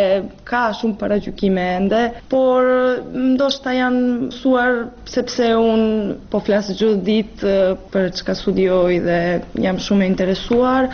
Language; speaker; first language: Albanian; non-native, fluent; Serbian